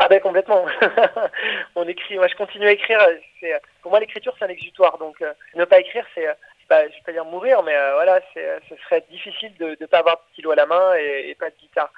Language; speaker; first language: French; native; French